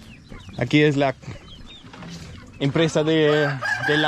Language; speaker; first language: Spanish; non-native, learner; Danish